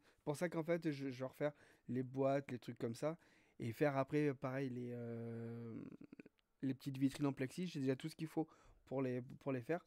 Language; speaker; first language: French; native; French